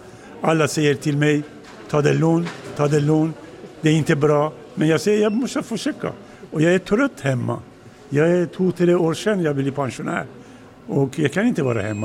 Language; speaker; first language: Swedish; non-native, learner; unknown